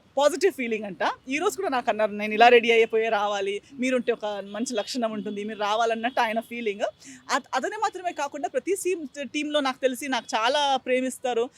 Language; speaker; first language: Telugu; non-native, fluent; Konkani